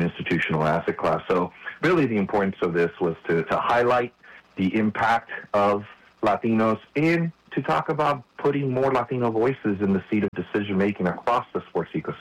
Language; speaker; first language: English; native; English